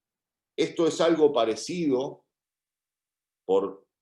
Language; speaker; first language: Spanish; native; Spanish